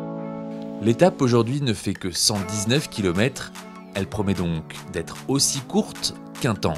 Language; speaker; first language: French; native; French